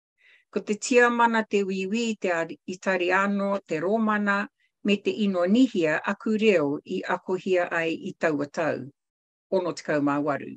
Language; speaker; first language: Māori; non-native, local second language; English